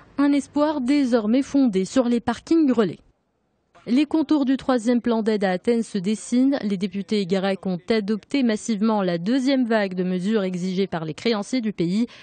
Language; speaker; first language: French; non-native, local second language; Arabic